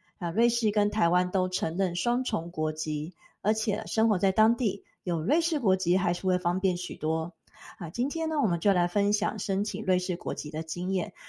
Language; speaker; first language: Chinese; native; Chinese